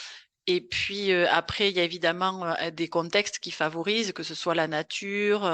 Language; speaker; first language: French; native; French